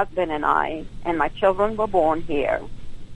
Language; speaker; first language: English; non-native, local second language; Hindi